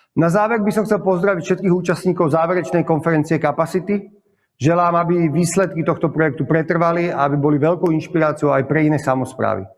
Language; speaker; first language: Slovak; native; Slovak